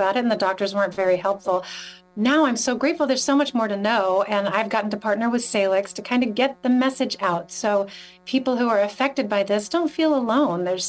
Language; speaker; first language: English; native; English